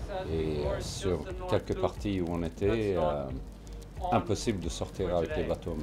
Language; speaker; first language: French; non-native, fluent; Swedish